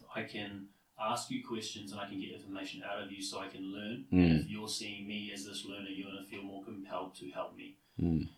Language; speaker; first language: English; native; English